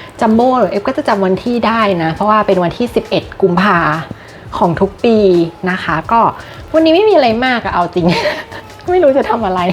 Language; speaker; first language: Thai; native; Thai